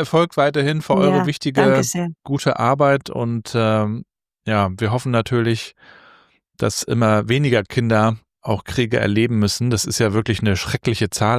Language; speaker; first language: German; native; German